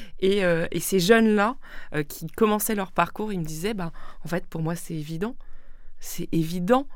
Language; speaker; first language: French; non-native, local second language; Swiss German